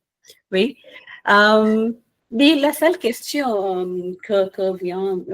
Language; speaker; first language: French; non-native, fluent; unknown